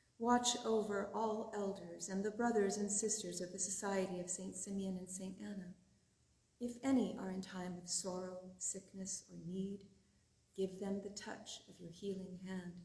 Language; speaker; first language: English; native; English